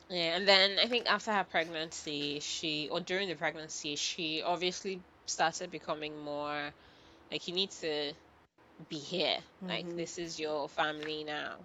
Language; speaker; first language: English; non-native, local second language; Yoruba